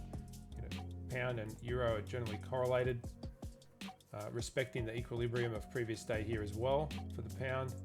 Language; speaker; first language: English; native; English